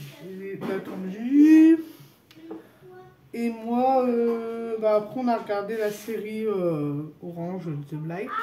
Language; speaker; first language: French; native; French